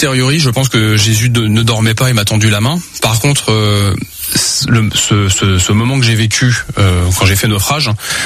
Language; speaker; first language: French; native; French